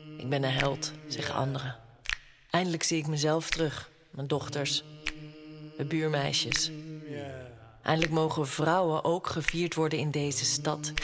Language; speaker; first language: Dutch; native; Dutch